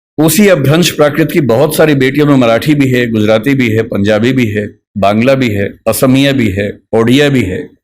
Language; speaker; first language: Hindi; native; Hindi